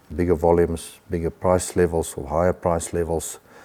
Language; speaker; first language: English; non-native, local second language; Afrikaans